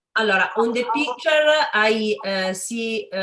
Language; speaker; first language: English; non-native, learner; Italian